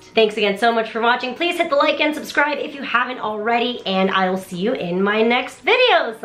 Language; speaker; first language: English; native; English